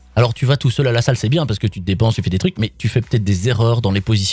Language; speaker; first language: French; native; French